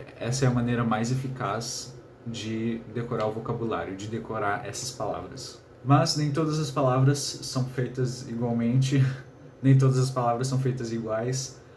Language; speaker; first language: Portuguese; native; Portuguese